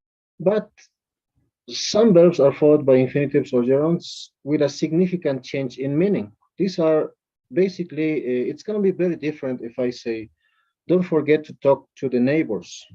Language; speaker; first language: English; non-native, fluent; Spanish